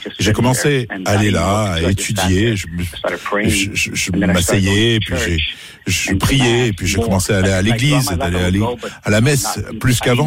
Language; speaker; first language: French; non-native, fluent; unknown